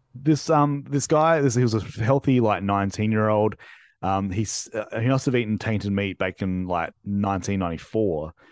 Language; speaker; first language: English; native; English